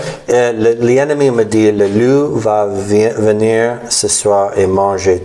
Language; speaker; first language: French; non-native, learner; English